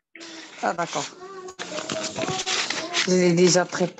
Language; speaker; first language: French; non-native, learner; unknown